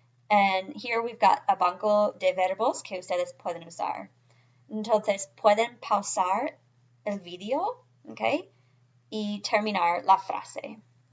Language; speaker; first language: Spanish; non-native, fluent; English